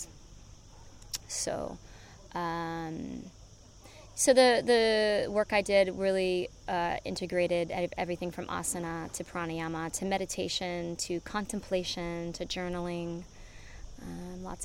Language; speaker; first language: English; native; English